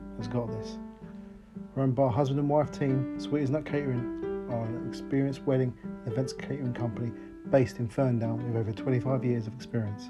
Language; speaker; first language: English; native; English